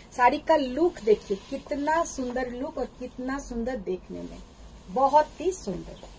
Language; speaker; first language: Hindi; non-native, local second language; Bangla